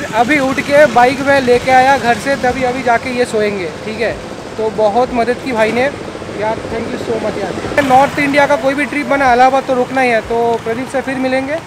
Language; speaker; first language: Hindi; native; Hindi